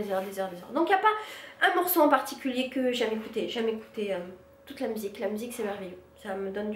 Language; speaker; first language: French; native; French